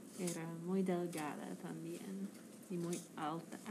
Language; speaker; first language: Spanish; non-native, learner; English